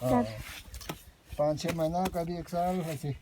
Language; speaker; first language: Hindi; non-native, learner; Nepali